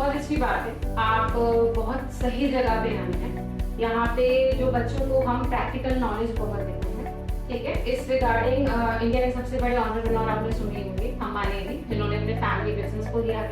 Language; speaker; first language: Hindi; native; Hindi